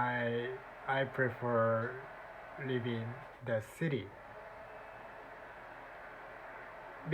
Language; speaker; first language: English; non-native, learner; Japanese